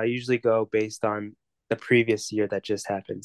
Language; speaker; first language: English; native; English